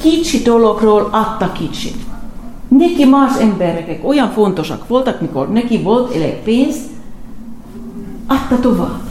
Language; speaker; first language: Hungarian; non-native, learner; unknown